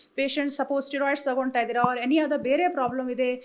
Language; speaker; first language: Kannada; non-native, learner; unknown